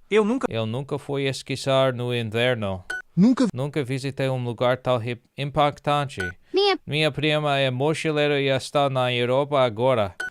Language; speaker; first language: Portuguese; non-native, learner; English